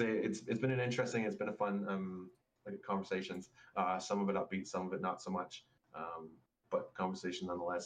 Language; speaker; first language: English; native; English